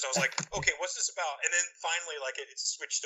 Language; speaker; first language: English; native; English